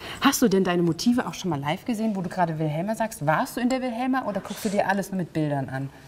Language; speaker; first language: German; native; German